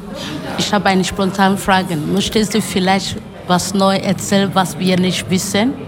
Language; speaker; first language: German; non-native, learner; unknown